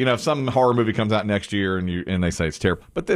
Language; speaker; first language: English; native; English